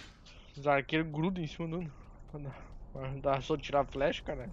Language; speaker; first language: Portuguese; native; Portuguese